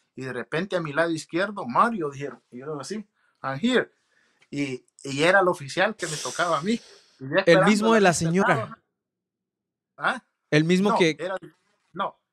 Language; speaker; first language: Spanish; native; Spanish